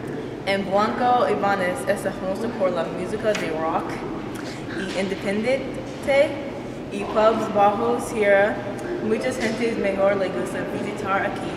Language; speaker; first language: Spanish; non-native, learner; English